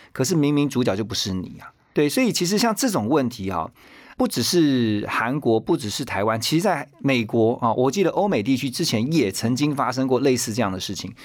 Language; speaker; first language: Chinese; native; Chinese